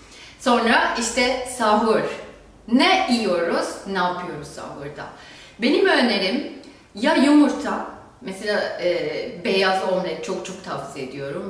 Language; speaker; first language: Turkish; non-native, fluent; German